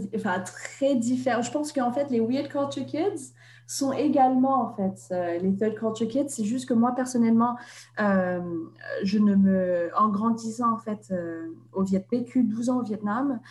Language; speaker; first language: French; non-native, fluent; Vietnamese